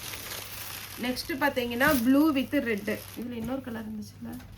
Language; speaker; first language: Tamil; native; Tamil